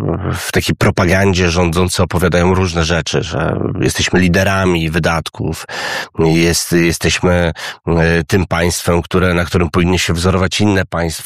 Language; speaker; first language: Polish; native; Polish